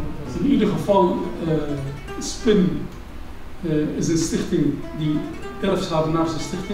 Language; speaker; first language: Dutch; non-native, learner; Arabic